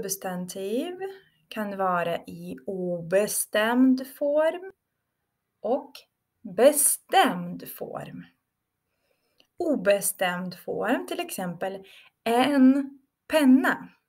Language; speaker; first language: Swedish; non-native, fluent; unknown